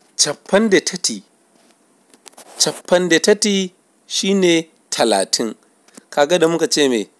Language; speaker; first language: Hausa; non-native, local second language; Fula